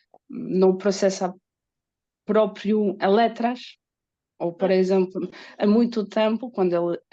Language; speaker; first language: Portuguese; non-native, learner; Polish